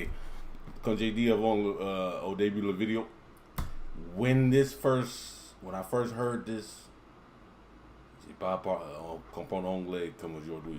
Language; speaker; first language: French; non-native, learner; English